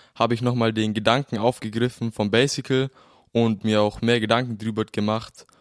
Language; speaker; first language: German; native; German